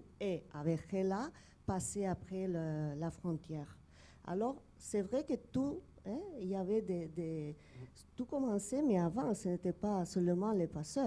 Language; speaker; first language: French; non-native, fluent; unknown